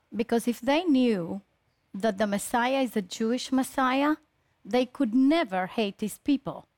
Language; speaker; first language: English; early bilingual, other home language; Spanish